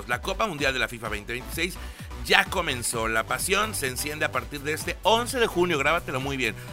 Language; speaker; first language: Spanish; native; Spanish